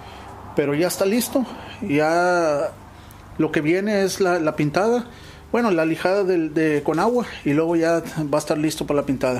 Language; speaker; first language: Spanish; early bilingual, heritage; Spanish